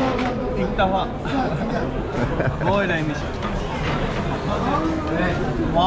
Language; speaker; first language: Turkish; non-native, fluent; Japanese